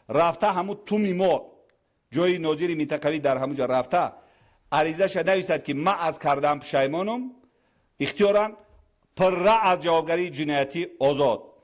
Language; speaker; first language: Tajik; native; Tajik